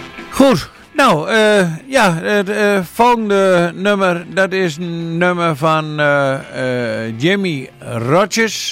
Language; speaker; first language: Dutch; native; Dutch